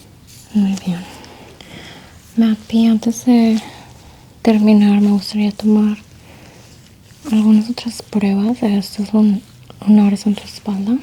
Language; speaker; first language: Spanish; early bilingual, heritage; Spanish